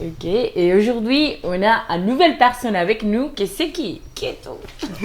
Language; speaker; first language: French; non-native, learner; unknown